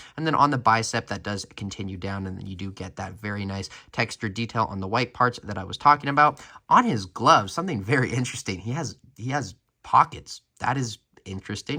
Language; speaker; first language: English; native; English